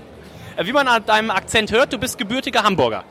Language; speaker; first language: German; native; German